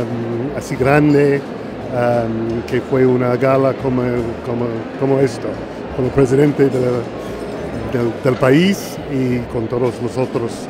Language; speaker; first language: Spanish; non-native, learner; English